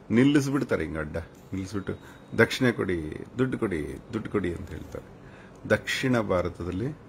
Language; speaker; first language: Kannada; native; Kannada